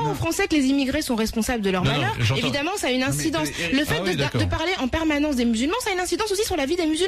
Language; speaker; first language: French; native; French